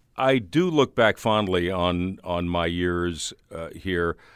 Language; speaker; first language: English; native; English